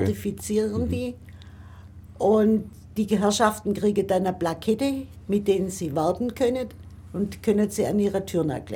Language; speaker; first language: German; native; German